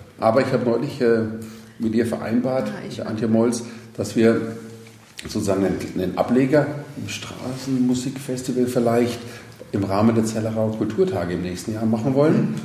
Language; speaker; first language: German; native; German